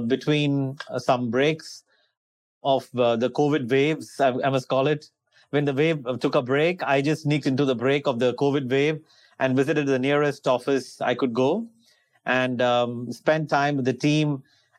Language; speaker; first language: English; non-native, local second language; Tamil